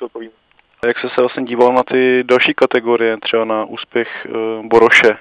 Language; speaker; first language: Czech; native; Czech